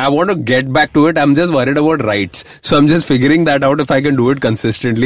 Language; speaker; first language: English; non-native, local second language; Hindi